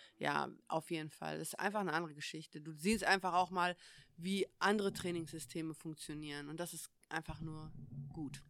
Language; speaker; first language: German; native; German